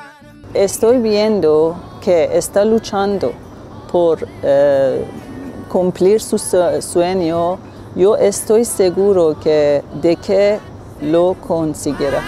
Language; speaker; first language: Spanish; non-native, fluent; Persian